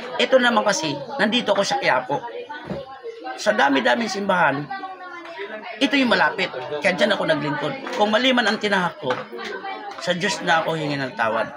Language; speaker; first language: Filipino; non-native, local second language; Waray